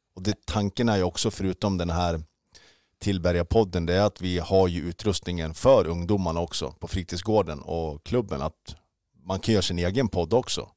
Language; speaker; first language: Swedish; native; Swedish